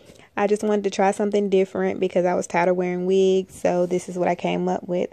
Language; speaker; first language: English; native; English